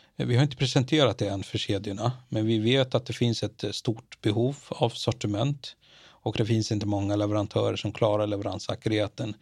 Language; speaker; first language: Swedish; early bilingual, other home language; Arabic